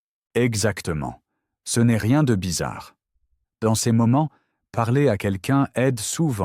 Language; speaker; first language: French; native; French